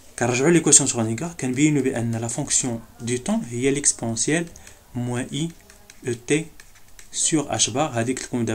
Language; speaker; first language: French; non-native, local second language; Arabic